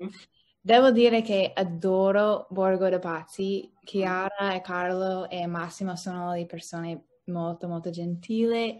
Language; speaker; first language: Italian; non-native, learner; English